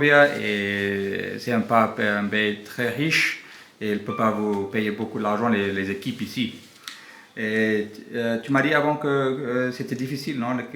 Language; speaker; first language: French; non-native, learner; English